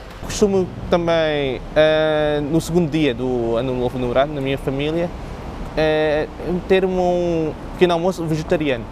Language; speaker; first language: Portuguese; non-native, local second language; Cantonese